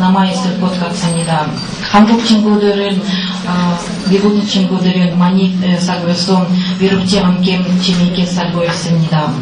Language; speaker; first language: Korean; non-native, learner; Russian